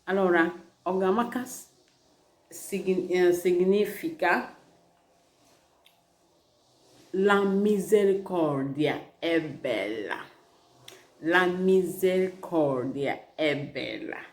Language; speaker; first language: Italian; non-native, learner; Igbo